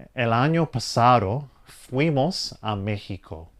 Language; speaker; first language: Spanish; non-native, fluent; English